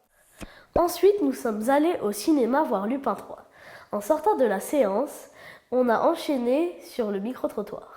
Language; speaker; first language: French; native; French